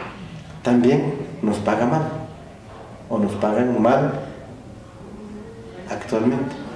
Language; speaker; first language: Spanish; non-native, local second language; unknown